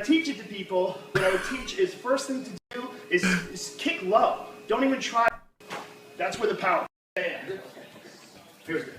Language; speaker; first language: English; native; English